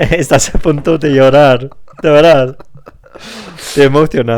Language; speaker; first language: Spanish; non-native, fluent; English